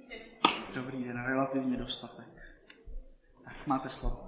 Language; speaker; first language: Czech; native; Czech